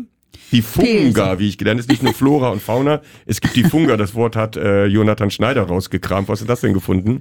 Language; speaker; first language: German; native; German